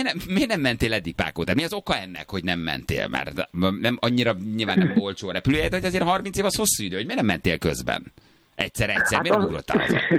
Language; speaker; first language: Hungarian; native; Hungarian